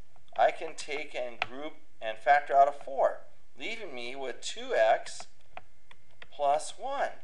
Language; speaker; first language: English; native; English